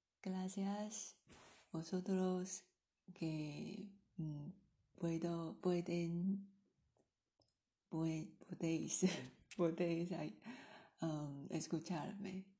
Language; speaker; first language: Spanish; non-native, learner; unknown